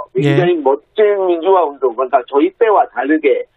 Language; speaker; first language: Korean; non-native, fluent; Burmese